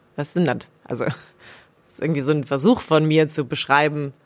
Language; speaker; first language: German; native; German